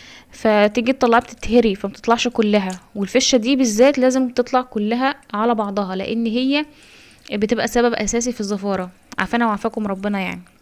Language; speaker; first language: Arabic; native; Arabic